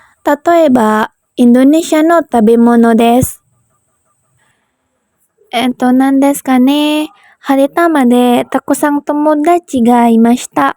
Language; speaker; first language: Japanese; non-native, learner; Indonesian